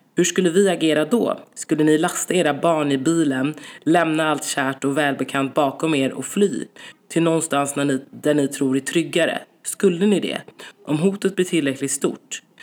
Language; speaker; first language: Swedish; native; Swedish